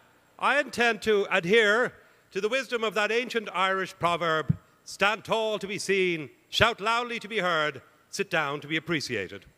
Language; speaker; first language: English; native; English